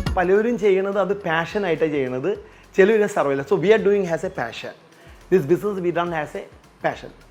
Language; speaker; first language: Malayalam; non-native, local second language; Punjabi